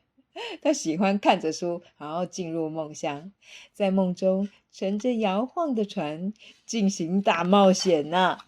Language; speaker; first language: Chinese; native; Chinese